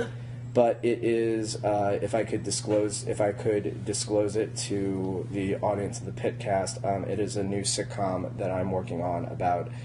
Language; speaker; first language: English; native; English